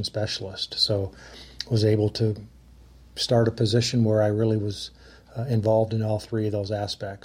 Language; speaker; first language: English; native; English